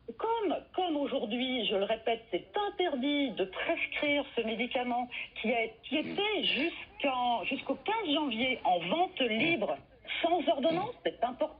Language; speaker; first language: French; native; French